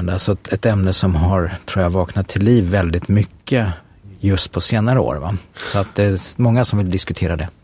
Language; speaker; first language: Swedish; native; Swedish